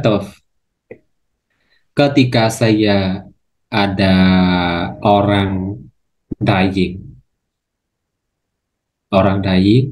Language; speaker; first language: Indonesian; non-native, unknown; Khmer